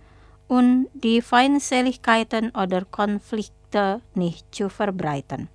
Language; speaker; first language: German; non-native, fluent; Indonesian